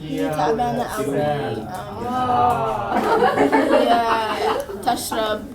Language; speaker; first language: Arabic; non-native, learner; English